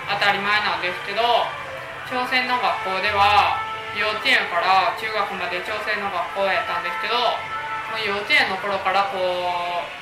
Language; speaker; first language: Japanese; native; Japanese